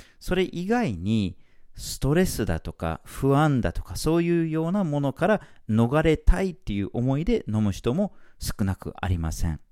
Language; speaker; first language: Japanese; non-native, fluent; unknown